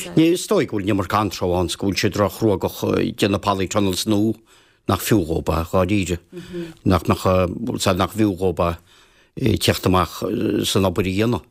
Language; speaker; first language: Irish; native; Irish